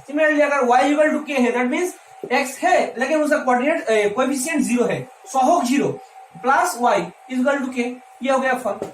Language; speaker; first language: Hindi; non-native, local second language; Bangla